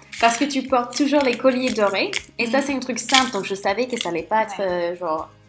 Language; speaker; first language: French; non-native, fluent; English